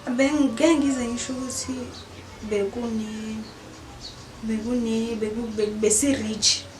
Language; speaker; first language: Zulu; non-native, local second language; Northern Sotho